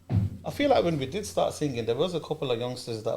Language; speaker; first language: English; native; English